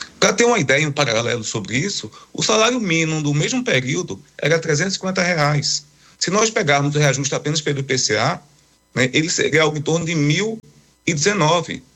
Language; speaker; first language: Portuguese; native; Portuguese